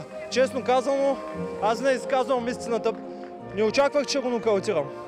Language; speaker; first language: Bulgarian; native; Bulgarian